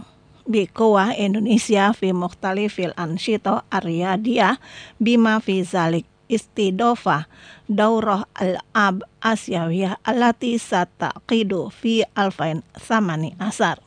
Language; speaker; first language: Arabic; non-native, fluent; Indonesian